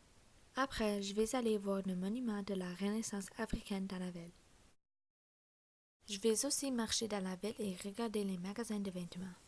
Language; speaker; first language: French; non-native, learner; English